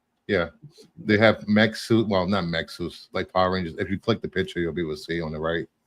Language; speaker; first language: English; native; English